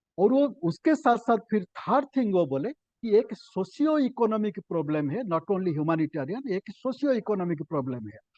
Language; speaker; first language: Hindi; non-native, local second language; Odia